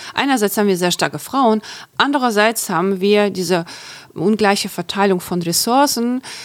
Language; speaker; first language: German; non-native, fluent; Ukrainian